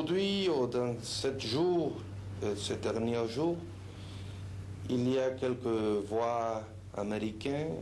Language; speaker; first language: French; non-native, fluent; Spanish